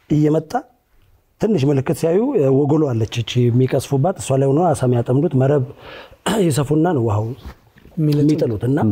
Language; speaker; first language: Amharic; native; Amharic